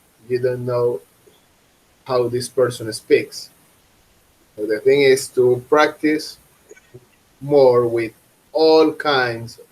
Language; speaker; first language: English; non-native, fluent; Spanish